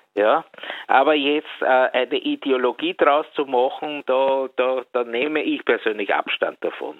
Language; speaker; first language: German; native; German